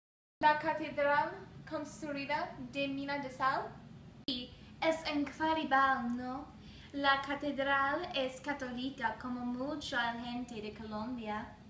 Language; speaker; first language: Spanish; non-native, learner; English